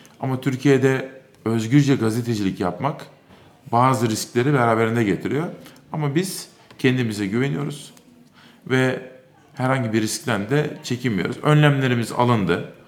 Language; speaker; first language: Turkish; native; Turkish